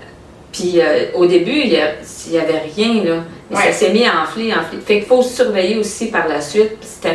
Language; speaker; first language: French; native; French